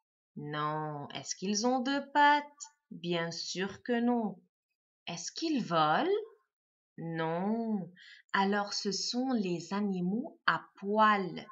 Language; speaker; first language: French; non-native, local second language; Arabic